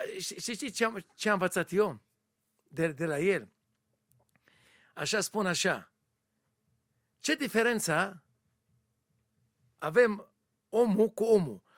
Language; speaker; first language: Romanian; non-native, learner; Hebrew